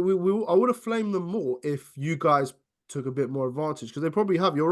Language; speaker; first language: English; native; English